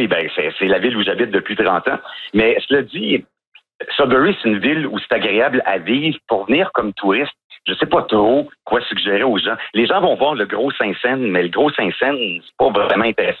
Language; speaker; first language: French; native; French